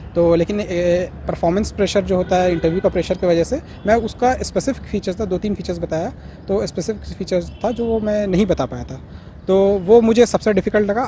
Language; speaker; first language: Hindi; native; Hindi